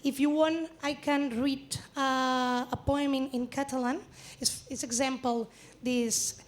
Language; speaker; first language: English; non-native, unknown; Catalan